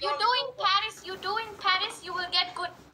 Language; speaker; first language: English; non-native, learner; Hindi